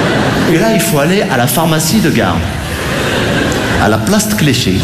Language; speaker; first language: French; native; French